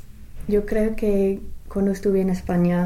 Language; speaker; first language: Spanish; non-native, fluent; English